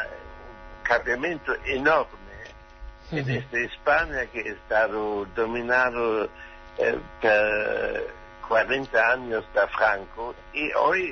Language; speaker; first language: Spanish; non-native, learner; German